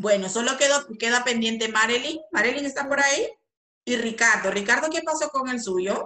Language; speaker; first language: Spanish; native; Spanish